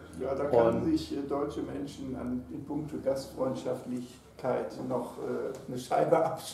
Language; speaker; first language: German; native; German